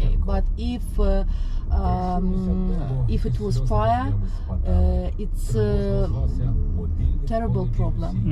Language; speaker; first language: English; non-native, learner; Russian